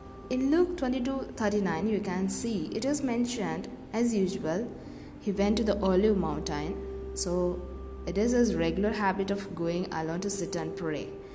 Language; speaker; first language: English; non-native, local second language; Tamil